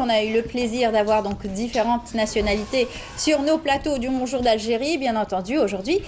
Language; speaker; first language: French; native; French